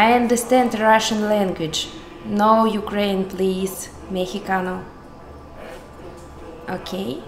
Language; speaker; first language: English; non-native, learner; Russian